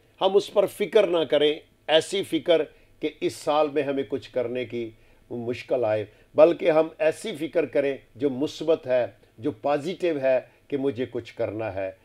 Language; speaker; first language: Urdu; non-native, local second language; Punjabi